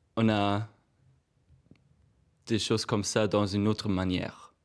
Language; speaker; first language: French; non-native, fluent; German